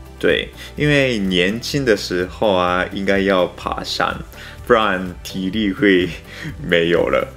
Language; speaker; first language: Chinese; non-native, fluent; Japanese